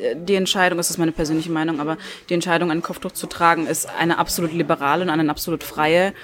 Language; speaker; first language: German; early bilingual, other home language; Turkish